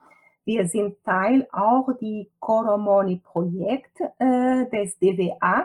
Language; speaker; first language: German; non-native, fluent; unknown